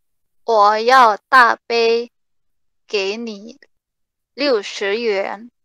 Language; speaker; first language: Chinese; non-native, learner; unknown